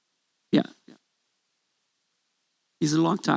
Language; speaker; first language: English; non-native, learner; Italian